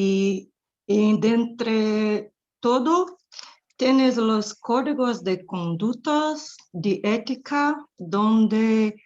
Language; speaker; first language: Spanish; non-native, fluent; Portuguese